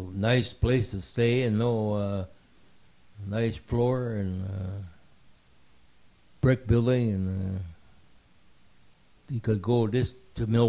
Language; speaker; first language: English; early bilingual, other home language; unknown